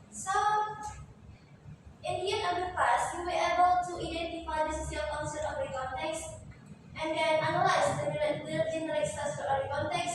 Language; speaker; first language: English; non-native, learner; Indonesian